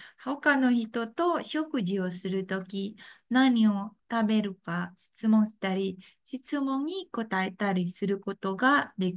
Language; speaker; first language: Japanese; non-native, fluent; Indonesian